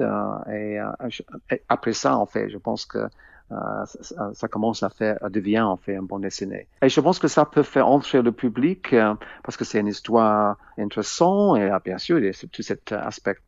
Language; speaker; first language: French; non-native, fluent; English